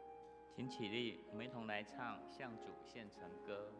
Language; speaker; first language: Chinese; native; Chinese